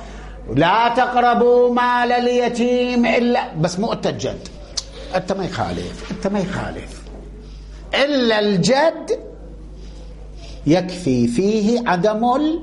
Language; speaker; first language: Arabic; native; Arabic